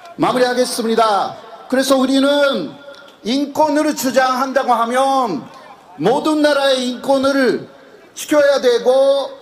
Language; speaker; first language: Korean; non-native, fluent; Japanese